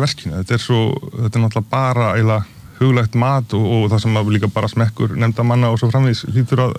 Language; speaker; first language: Icelandic; native; Icelandic